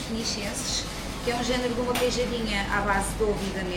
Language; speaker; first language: Portuguese; native; Portuguese